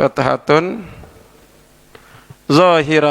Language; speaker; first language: Arabic; non-native, fluent; Indonesian